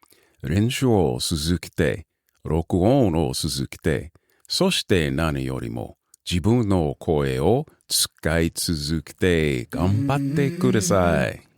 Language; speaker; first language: Japanese; non-native, learner; English